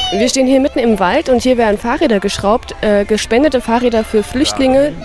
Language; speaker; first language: German; native; German